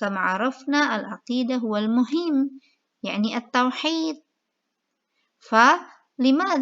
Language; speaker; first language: Arabic; non-native, fluent; Indonesian